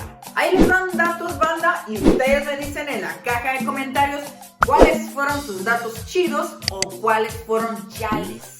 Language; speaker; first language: Spanish; non-native, fluent; Serbian